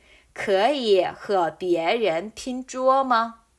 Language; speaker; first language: Chinese; non-native, fluent; Korean